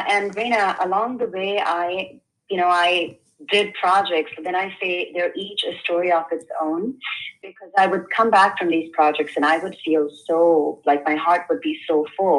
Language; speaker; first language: English; non-native, local second language; Hindi